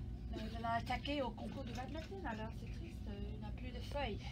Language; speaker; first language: French; non-native, learner; English